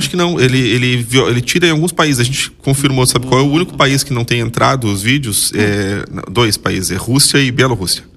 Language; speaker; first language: Portuguese; native; Portuguese